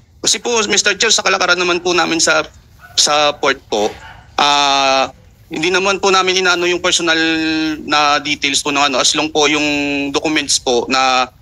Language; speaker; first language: Filipino; native; Filipino